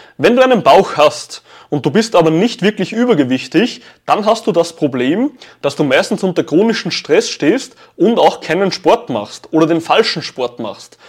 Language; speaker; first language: German; native; German